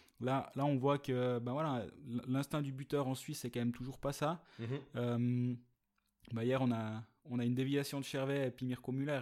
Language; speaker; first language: French; native; French